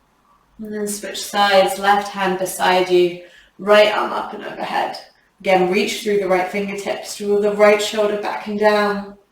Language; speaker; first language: English; native; English